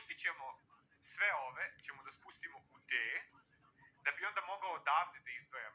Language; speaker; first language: Bosnian; native; Bosnian